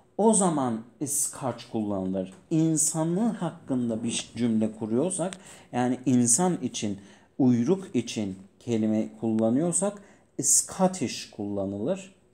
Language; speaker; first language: Turkish; non-native, fluent; Persian